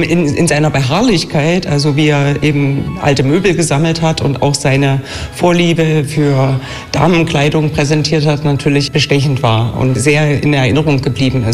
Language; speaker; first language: German; native; German